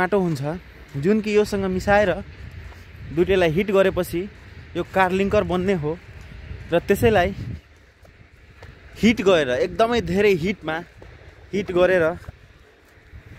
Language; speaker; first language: Nepali; non-native, local second language; Maithili